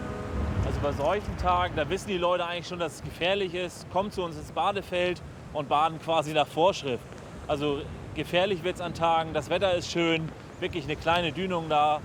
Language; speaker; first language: German; native; German